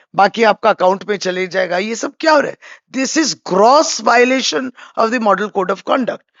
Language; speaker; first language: Hindi; non-native, local second language; Bangla